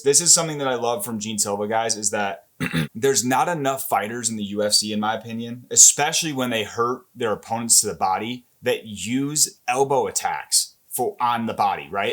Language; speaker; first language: English; native; English